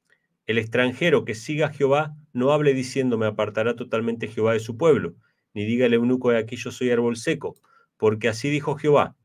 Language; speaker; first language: Spanish; native; Spanish